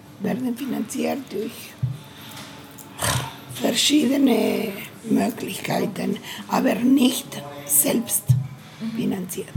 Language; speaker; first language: German; non-native, learner; Spanish